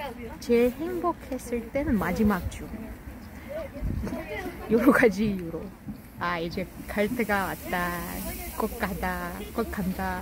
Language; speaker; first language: Korean; non-native, fluent; Russian